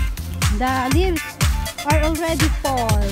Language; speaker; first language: English; non-native, learner; Filipino